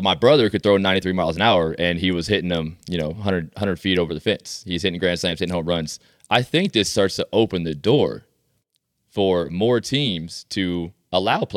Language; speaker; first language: English; native; English